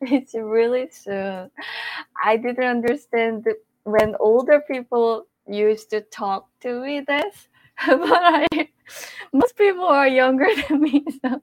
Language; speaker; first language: English; non-native, fluent; Korean